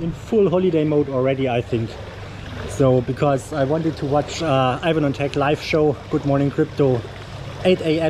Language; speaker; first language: English; non-native, fluent; German